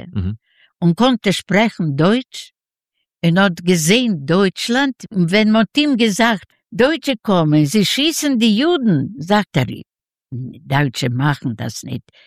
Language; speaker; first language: German; non-native, learner; Yiddish